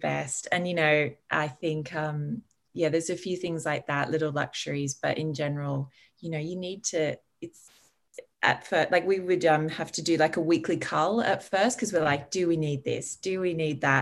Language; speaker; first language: English; native; English